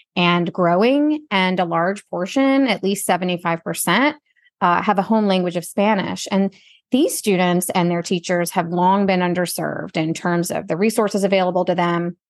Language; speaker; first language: English; native; English